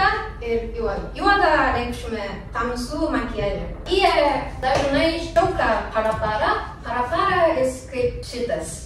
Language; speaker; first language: Lithuanian; non-native, learner; Japanese